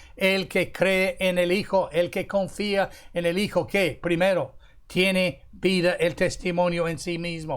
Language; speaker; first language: Spanish; non-native, fluent; English